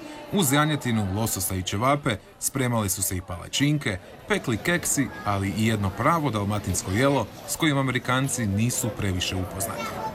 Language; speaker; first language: Serbian; native; Serbian